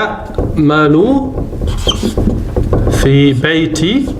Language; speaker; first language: Arabic; non-native, fluent; English